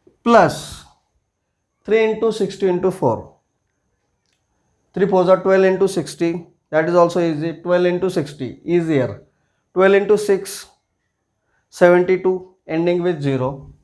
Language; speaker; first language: English; non-native, local second language; Marathi